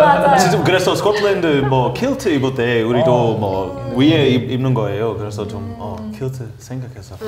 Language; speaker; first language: Korean; non-native, learner; English